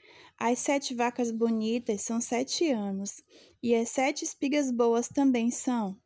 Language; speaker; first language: Portuguese; native; Portuguese